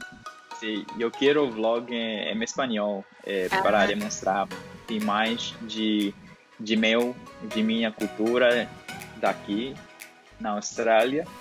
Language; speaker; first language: Portuguese; non-native, learner; Spanish